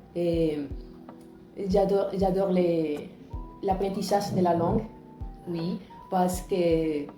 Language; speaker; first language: French; non-native, learner; Spanish